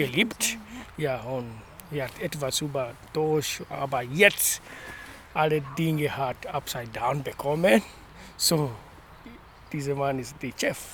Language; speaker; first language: German; non-native, learner; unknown